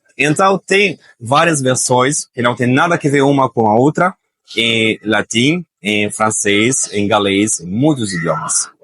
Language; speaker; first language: Portuguese; non-native, fluent; Italian